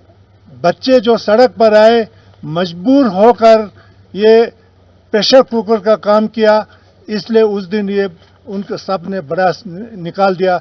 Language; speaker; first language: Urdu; non-native, local second language; Ladakhi